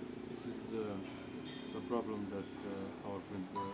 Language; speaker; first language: English; non-native, learner; Arabic